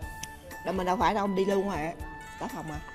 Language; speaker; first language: Vietnamese; native; Vietnamese